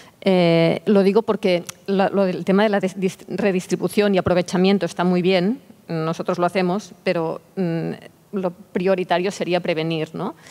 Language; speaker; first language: Spanish; non-native, local second language; Catalan